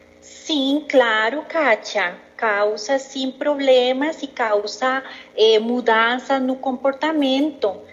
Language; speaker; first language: Portuguese; non-native, learner; Spanish